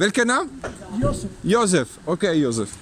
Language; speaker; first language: Dutch; non-native, learner; Polish